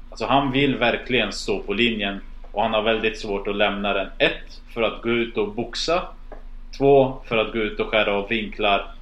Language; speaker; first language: Swedish; early bilingual, other home language; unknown